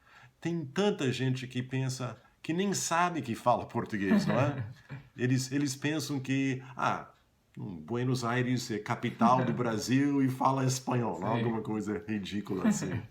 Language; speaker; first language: Portuguese; non-native, fluent; English